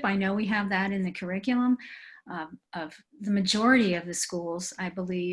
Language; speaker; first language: English; native; English